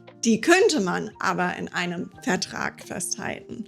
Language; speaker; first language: German; non-native, fluent; English